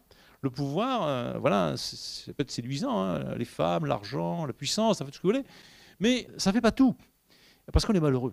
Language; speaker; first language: French; native; French